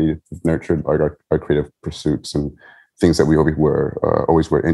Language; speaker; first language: English; native; English